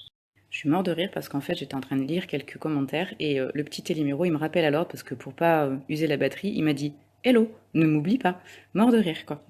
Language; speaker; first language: French; native; French